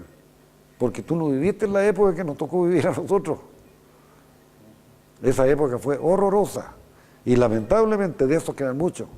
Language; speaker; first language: Spanish; native; Spanish